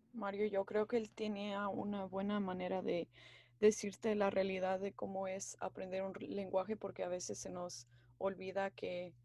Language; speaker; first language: Spanish; early bilingual, other home language; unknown